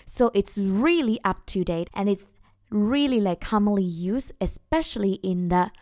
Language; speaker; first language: English; non-native, fluent; Thai